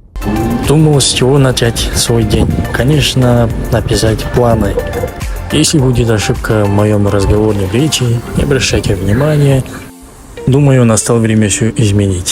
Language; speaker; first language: Russian; non-native, local second language; Kazakh